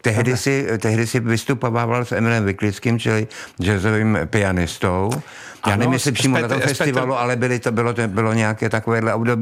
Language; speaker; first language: Czech; native; Czech